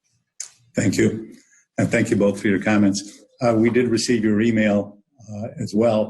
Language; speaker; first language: English; native; English